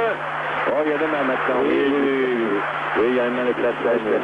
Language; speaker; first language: French; native; French